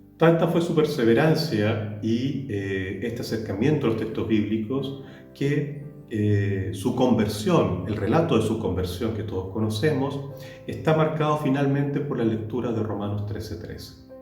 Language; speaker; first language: Spanish; native; Spanish